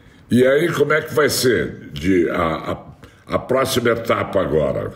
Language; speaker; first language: Portuguese; native; Portuguese